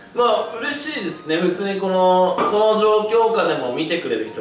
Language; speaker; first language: Japanese; native; Japanese